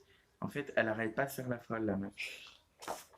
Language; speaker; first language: French; native; French